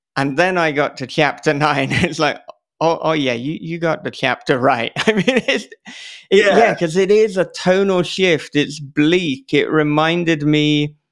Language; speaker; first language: English; native; English